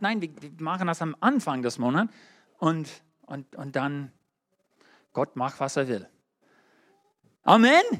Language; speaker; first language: German; non-native, learner; English